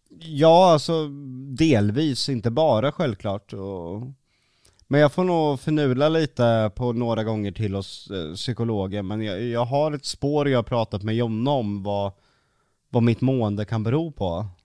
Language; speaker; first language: Swedish; native; Swedish